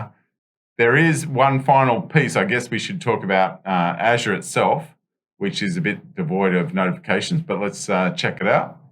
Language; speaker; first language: English; native; English